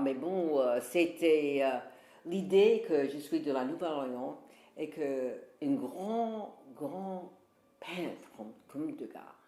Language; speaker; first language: French; non-native, fluent; English